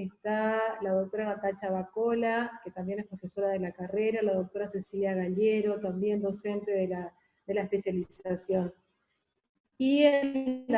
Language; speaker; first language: Spanish; native; Spanish